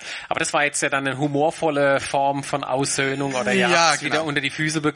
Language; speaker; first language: German; native; German